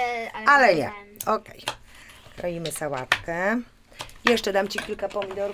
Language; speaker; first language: Polish; native; Polish